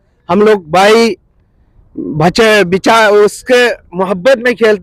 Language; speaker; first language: Hindi; non-native, local second language; Balti